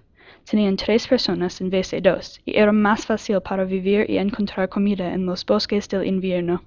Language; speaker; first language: Spanish; non-native, learner; English